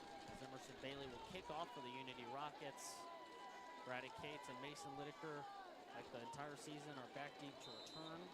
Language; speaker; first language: English; native; English